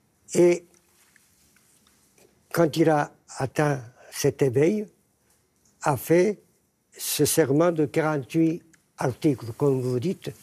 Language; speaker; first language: French; non-native, fluent; Japanese